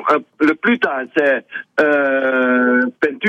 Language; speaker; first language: French; non-native, learner; Dutch